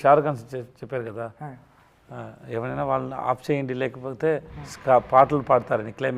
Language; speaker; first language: Telugu; non-native, learner; Tamil